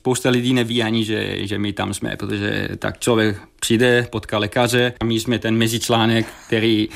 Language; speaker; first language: Czech; non-native, fluent; Italian